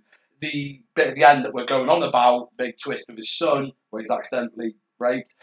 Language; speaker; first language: English; native; English